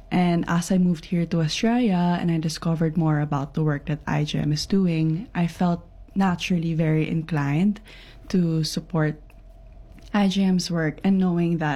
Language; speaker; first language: English; non-native, local second language; Filipino